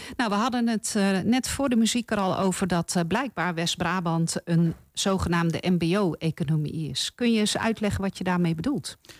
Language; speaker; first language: Dutch; native; Dutch